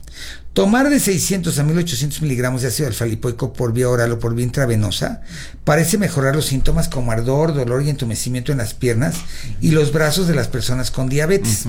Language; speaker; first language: Spanish; native; Spanish